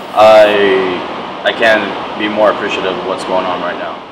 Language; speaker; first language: English; native; English